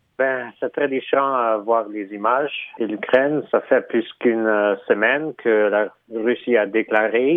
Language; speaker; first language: French; early bilingual, heritage; Ukrainian